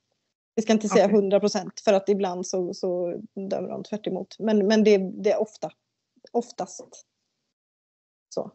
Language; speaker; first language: Swedish; native; Swedish